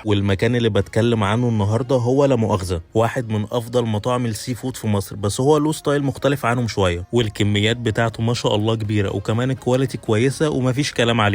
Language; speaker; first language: Arabic; native; Arabic